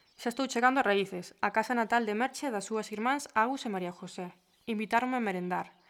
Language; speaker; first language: Galician; early bilingual, heritage; Galician